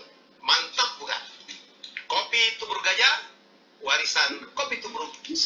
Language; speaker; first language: Indonesian; native; Indonesian